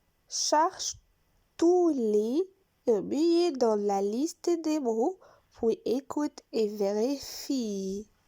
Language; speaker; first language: French; non-native, fluent; Arabic